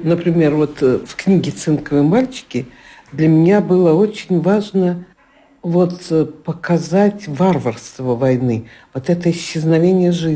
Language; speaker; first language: Polish; non-native, learner; Russian